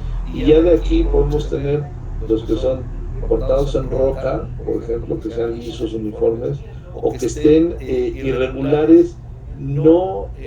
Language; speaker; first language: Spanish; native; Spanish